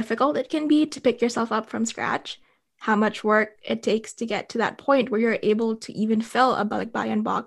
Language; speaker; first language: English; non-native, local second language; Filipino